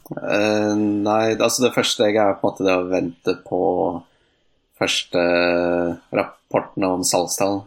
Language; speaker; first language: Norwegian; native; Norwegian